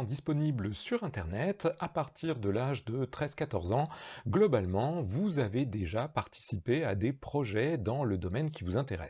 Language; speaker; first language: French; native; French